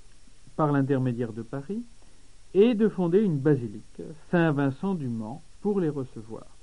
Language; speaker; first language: French; native; French